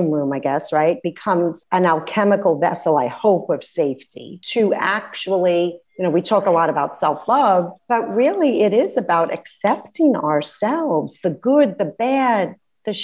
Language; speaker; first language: English; native; English